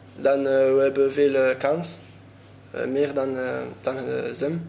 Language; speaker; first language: Dutch; non-native, learner; French